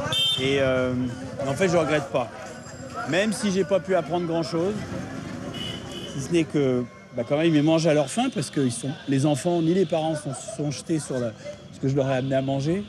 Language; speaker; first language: French; native; French